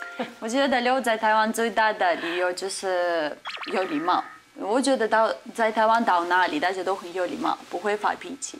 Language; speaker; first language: Chinese; non-native, fluent; French